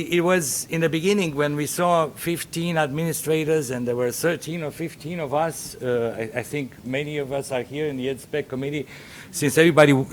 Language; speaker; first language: English; non-native, fluent; Romanian